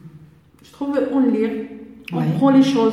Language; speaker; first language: French; non-native, learner; Arabic